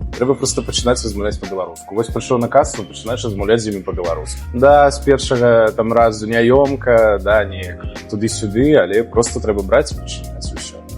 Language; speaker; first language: Belarusian; non-native, local second language; Russian